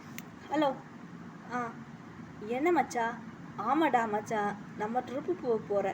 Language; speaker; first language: Tamil; non-native, learner; Malayalam